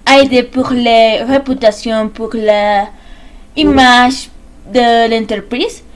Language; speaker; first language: French; non-native, learner; Spanish